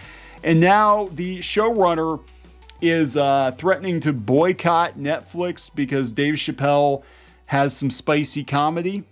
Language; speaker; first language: English; native; English